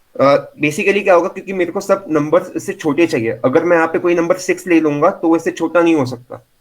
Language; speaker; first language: Hindi; non-native, local second language; Marathi